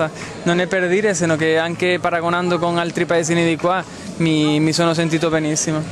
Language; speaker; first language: Italian; non-native, fluent; Spanish